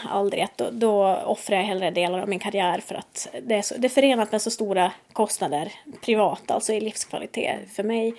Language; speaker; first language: Swedish; native; Swedish